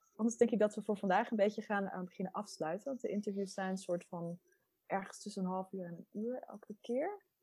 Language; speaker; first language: Dutch; native; Dutch